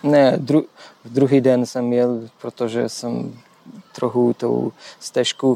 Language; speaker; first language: Czech; non-native, learner; Polish